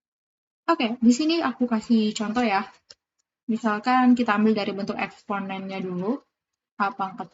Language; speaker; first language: Indonesian; native; Indonesian